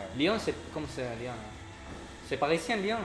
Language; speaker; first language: French; non-native, learner; Spanish